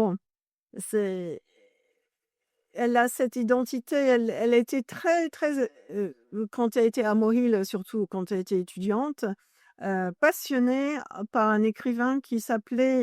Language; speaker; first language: French; non-native, fluent; English